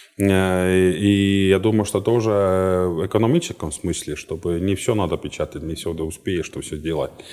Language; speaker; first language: Russian; non-native, fluent; Estonian